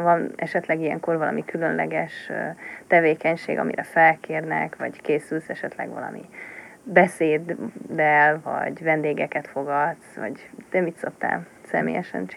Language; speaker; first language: Hungarian; native; Hungarian